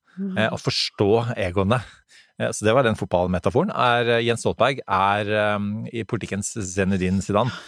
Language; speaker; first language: Norwegian; native; Norwegian